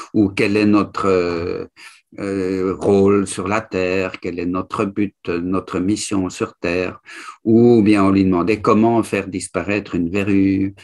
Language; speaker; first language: French; native; French